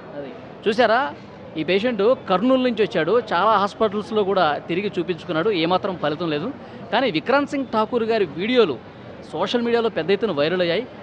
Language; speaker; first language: Telugu; native; Telugu